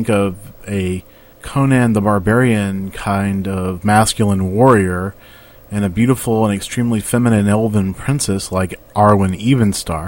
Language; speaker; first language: English; native; English